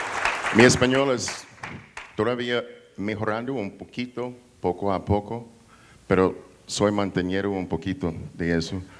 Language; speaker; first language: Spanish; non-native, learner; English